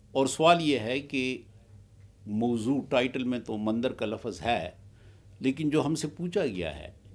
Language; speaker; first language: Urdu; non-native, local second language; Pashto